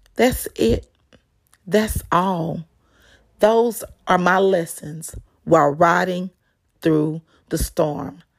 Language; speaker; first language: English; native; English